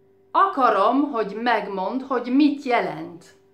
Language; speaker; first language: Hungarian; native; Hungarian